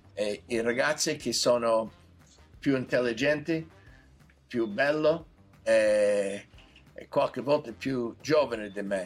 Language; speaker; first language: Italian; non-native, learner; English